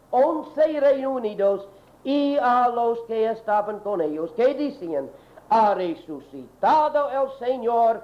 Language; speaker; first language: Spanish; non-native, learner; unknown